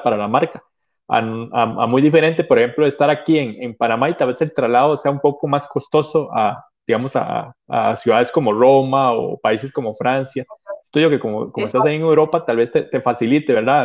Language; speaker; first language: Spanish; native; Spanish